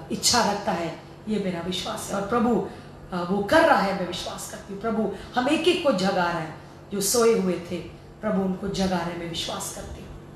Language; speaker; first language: Hindi; non-native, local second language; Malayalam